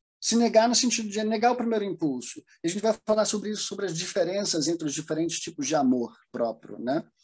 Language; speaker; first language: Portuguese; early bilingual, other home language; German